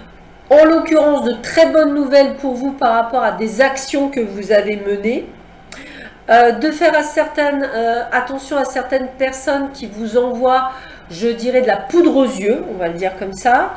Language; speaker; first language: French; native; French